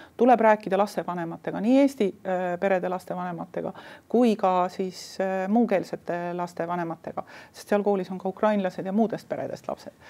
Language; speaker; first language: Estonian; native; Estonian